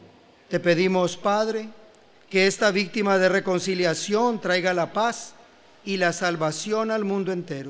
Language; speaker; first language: Spanish; native; Spanish